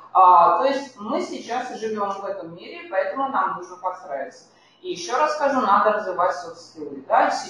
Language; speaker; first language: Russian; native; Russian